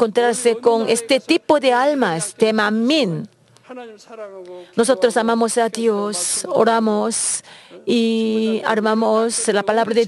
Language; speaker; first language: Spanish; non-native, learner; Korean